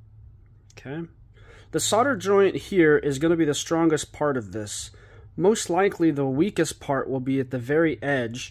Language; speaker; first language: English; native; English